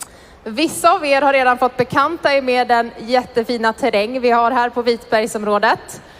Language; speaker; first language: Swedish; native; Swedish